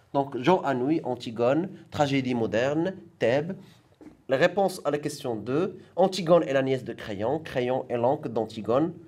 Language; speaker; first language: French; non-native, local second language; Arabic